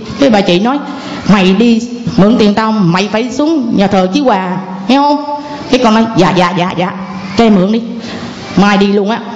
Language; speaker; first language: Vietnamese; non-native, local second language; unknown